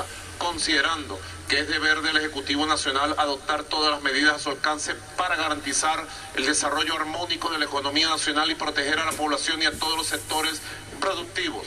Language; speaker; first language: Spanish; native; Spanish